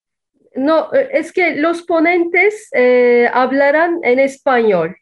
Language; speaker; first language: Spanish; non-native, fluent; Turkish